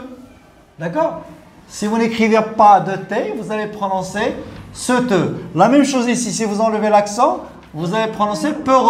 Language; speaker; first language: French; non-native, local second language; Arabic